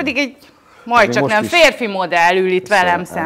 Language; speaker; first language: Hungarian; native; Hungarian